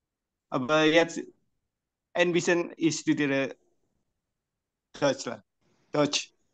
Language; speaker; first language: German; non-native, learner; Indonesian